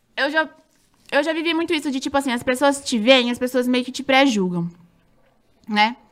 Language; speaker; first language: Portuguese; native; Portuguese